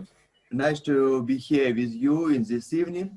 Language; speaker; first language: English; non-native, learner; Russian